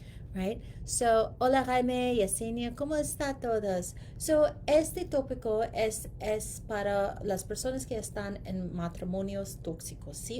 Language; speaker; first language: Spanish; non-native, learner; English